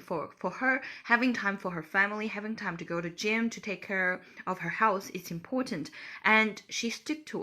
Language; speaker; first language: English; non-native, fluent; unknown